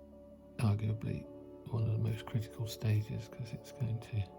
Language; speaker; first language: English; native; English